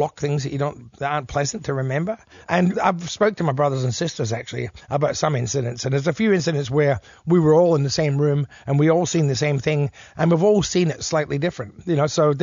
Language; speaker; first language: English; native; English